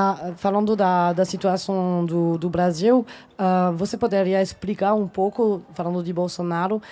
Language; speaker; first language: Portuguese; non-native, fluent; French